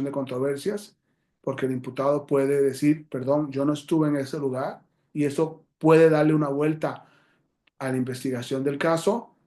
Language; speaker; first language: Spanish; native; Spanish